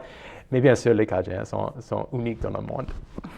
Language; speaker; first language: French; non-native, local second language; English